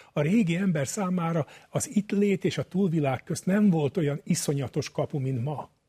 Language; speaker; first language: Hungarian; native; Hungarian